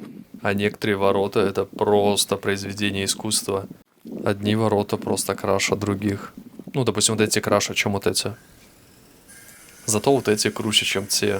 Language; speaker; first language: Russian; native; Russian